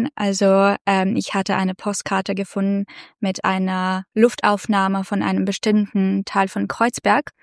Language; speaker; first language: German; non-native, fluent; Russian